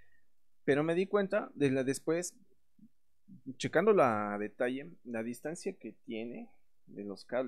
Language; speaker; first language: Spanish; native; Spanish